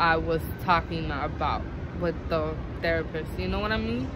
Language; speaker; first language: English; native; English